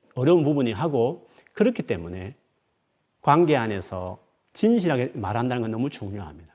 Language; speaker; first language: Korean; native; Korean